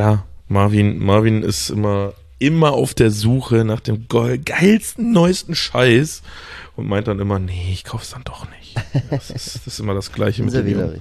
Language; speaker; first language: German; native; German